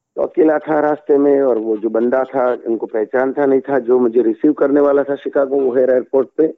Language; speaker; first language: Hindi; non-native, local second language; Gujarati